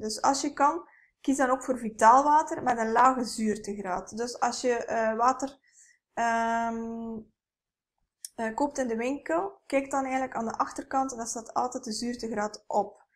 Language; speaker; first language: Dutch; native; Dutch